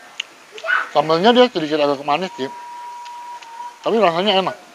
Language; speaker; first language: Indonesian; native; Indonesian